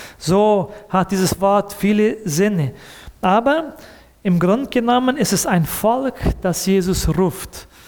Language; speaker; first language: German; early bilingual, heritage; German